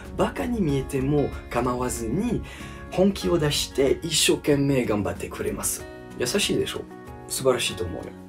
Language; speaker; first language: Japanese; non-native, learner; French